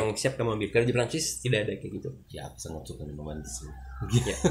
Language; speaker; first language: Indonesian; non-native, learner; French